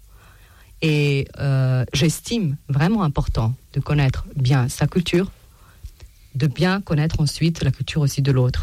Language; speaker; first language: French; non-native, fluent; Serbian